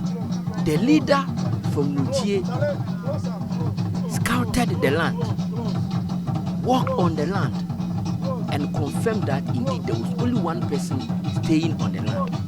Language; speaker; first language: English; non-native, local second language; Akan